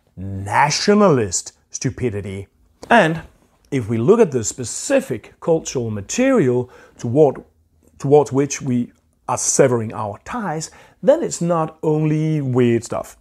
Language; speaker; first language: English; non-native, fluent; Danish